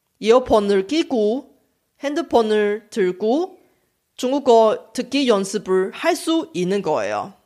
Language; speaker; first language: Korean; non-native, local second language; Chinese